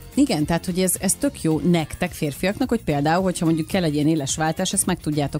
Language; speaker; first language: Hungarian; native; Hungarian